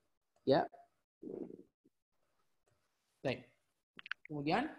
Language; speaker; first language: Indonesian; non-native, fluent; Arabic